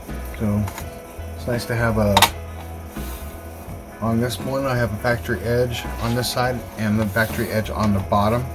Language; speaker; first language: English; native; English